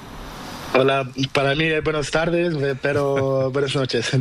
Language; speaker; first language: Spanish; non-native, learner; Portuguese